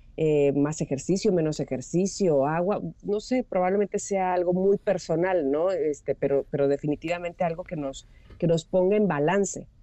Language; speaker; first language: Spanish; native; Spanish